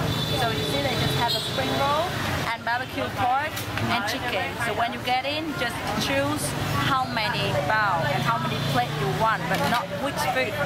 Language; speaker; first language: English; non-native, learner; Vietnamese